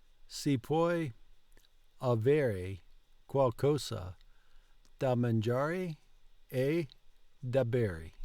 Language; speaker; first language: Italian; non-native, learner; English